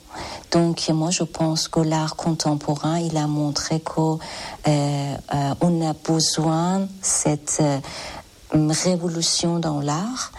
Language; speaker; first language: French; non-native, fluent; Persian